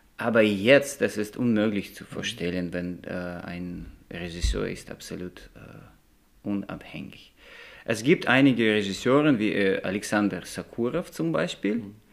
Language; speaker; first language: German; non-native, learner; Russian